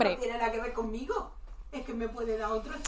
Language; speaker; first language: Spanish; native; Spanish